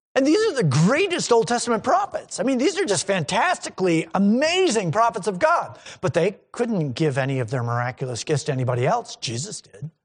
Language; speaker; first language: English; native; English